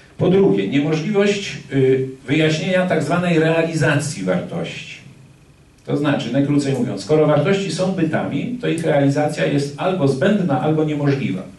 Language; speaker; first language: Polish; native; Polish